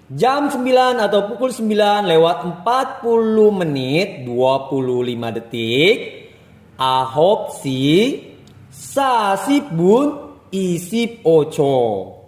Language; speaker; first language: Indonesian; native; Indonesian